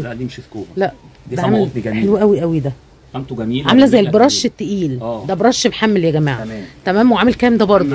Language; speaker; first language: Arabic; native; Arabic